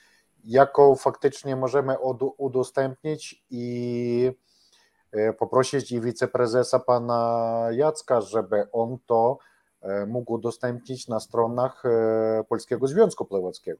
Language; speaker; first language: Polish; non-native, learner; Ukrainian